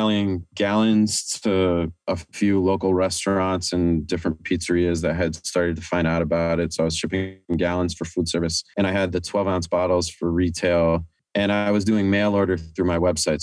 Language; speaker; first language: English; native; English